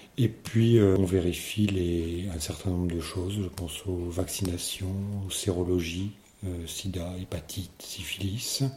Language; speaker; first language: French; native; French